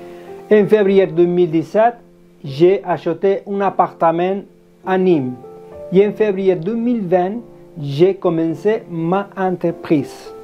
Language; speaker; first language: French; non-native, learner; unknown